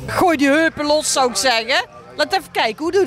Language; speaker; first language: Dutch; native; Dutch